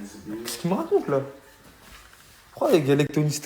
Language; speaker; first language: French; native; French